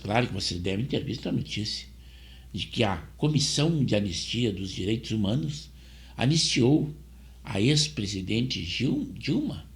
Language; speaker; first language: Portuguese; native; Portuguese